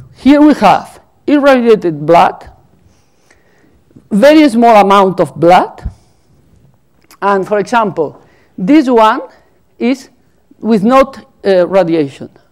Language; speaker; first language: English; non-native, fluent; Spanish